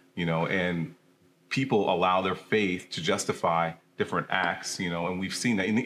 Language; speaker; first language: English; early bilingual, other home language; Krio